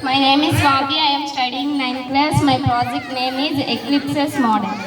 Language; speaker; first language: English; non-native, local second language; Telugu